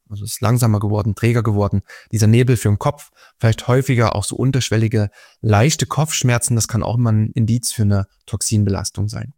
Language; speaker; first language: German; native; German